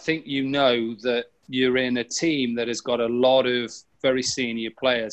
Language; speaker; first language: English; native; English